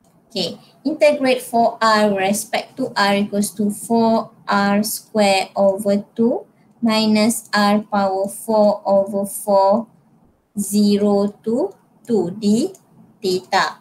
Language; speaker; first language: English; non-native, local second language; Malay